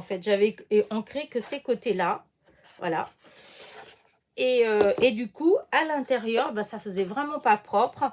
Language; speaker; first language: French; native; French